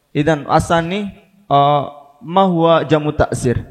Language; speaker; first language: Arabic; non-native, learner; Indonesian